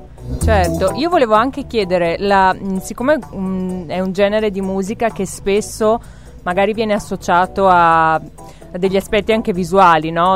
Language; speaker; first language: Italian; native; Italian